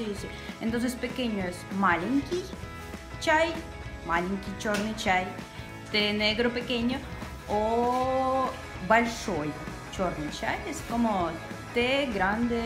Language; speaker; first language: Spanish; non-native, fluent; Russian